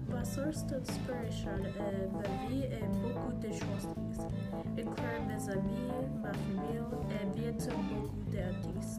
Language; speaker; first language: French; non-native, learner; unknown